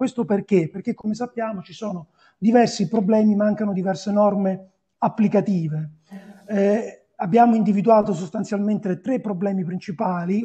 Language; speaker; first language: Italian; native; Italian